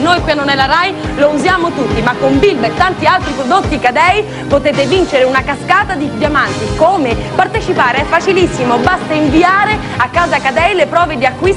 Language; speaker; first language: Italian; native; Italian